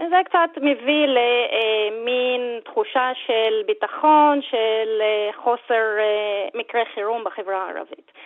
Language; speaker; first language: Hebrew; non-native, local second language; Arabic